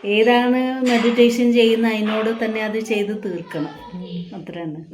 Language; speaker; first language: Malayalam; non-native, fluent; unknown